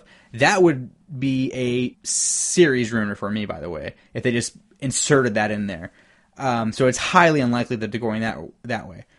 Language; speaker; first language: English; native; English